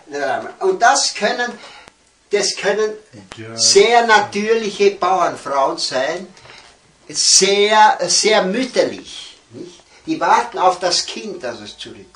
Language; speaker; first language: German; early bilingual, heritage; German